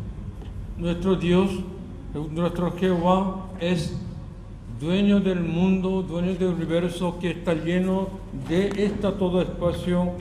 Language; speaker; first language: Spanish; non-native, fluent; Korean